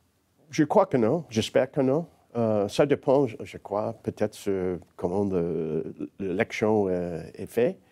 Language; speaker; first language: French; non-native, learner; English